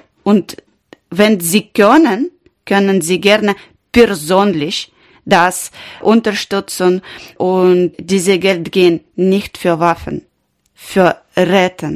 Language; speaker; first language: German; non-native, learner; Ukrainian